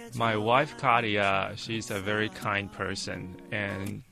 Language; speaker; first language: English; non-native, fluent; Chinese